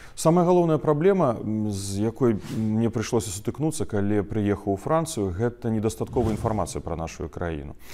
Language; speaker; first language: Belarusian; non-native, local second language; Russian